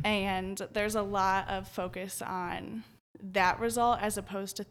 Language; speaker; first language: English; native; English